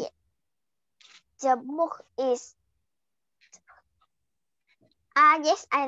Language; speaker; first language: English; non-native, learner; Vietnamese